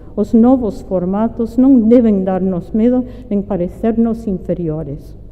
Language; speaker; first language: Portuguese; non-native, fluent; English